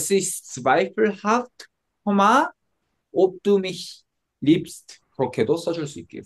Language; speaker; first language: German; non-native, fluent; Korean